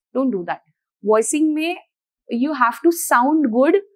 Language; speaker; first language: Hindi; non-native, local second language; Marathi